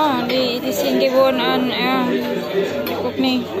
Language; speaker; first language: Dutch; non-native, learner; Filipino